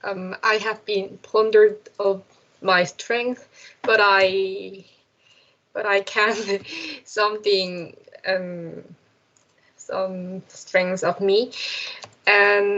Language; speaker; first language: English; non-native, learner; Korean